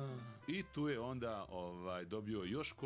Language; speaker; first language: Serbian; native; Serbian